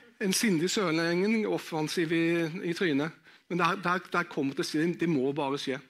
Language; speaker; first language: Norwegian; native; Norwegian